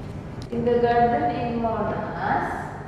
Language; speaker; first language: English; non-native, learner; Indonesian